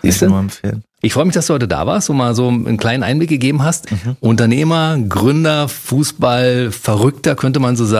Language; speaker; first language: German; native; German